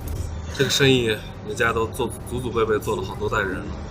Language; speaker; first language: Chinese; native; Chinese